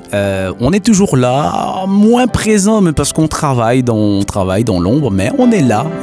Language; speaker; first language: French; native; French